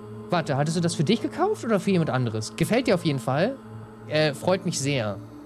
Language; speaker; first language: German; native; German